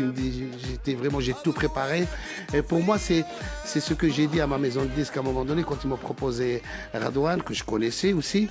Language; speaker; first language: French; non-native, local second language; Arabic